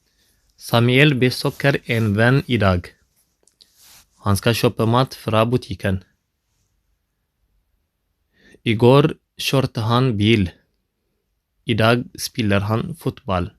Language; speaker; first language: Norwegian; non-native, learner; Tigrinya